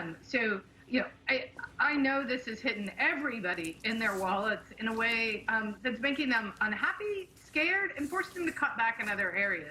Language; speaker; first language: English; native; English